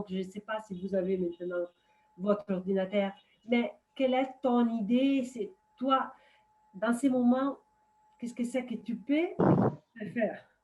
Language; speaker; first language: French; non-native, fluent; Italian